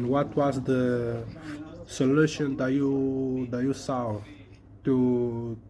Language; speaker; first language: English; non-native, learner; Portuguese